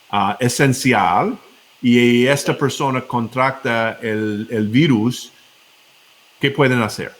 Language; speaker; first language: Spanish; non-native, fluent; English